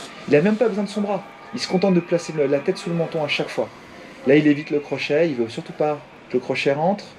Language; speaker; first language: French; native; French